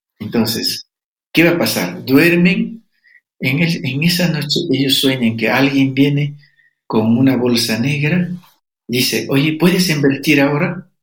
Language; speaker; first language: Spanish; non-native, local second language; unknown